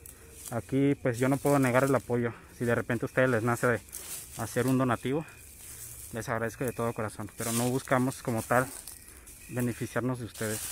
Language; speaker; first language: Spanish; native; Spanish